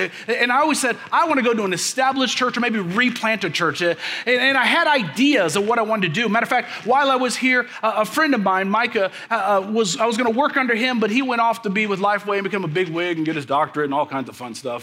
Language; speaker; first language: English; native; English